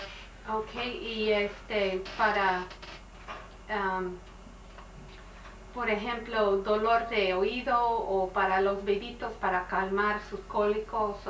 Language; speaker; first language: Spanish; non-native, learner; English